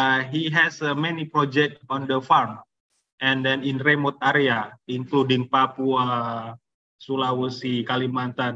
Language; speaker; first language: English; non-native, fluent; Indonesian